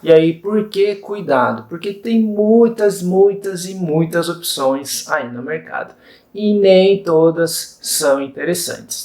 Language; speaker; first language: Portuguese; native; Portuguese